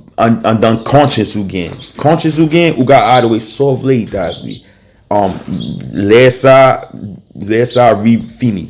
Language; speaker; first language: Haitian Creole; early bilingual, heritage; Haitian Creole